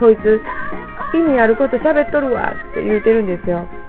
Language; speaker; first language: Japanese; native; Japanese